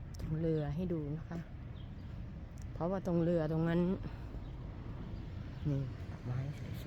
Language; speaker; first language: Thai; native; Thai